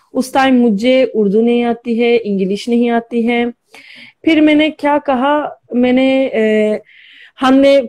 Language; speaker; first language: Hindi; non-native, learner; Turkish